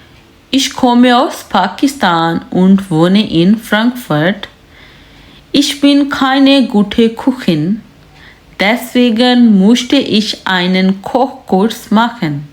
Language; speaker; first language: German; non-native, learner; Urdu